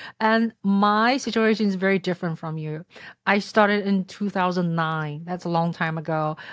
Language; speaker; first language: English; non-native, fluent; Chinese